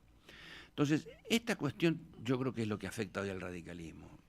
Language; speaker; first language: Spanish; native; Spanish